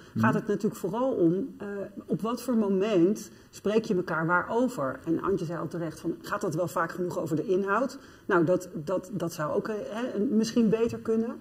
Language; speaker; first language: Dutch; native; Dutch